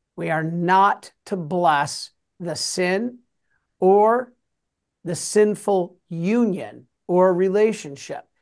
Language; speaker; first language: English; native; English